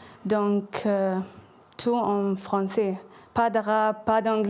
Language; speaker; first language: French; non-native, learner; Arabic